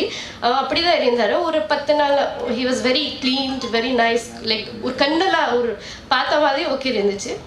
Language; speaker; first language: Tamil; non-native, learner; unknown